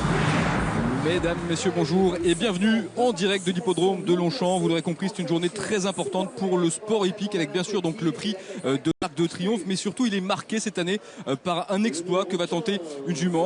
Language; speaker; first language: French; native; French